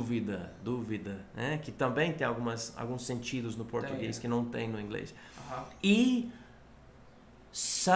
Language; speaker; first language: Portuguese; non-native, fluent; English